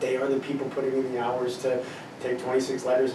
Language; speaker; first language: English; native; English